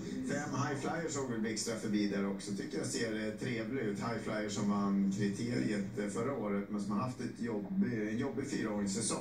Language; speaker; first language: Swedish; native; Swedish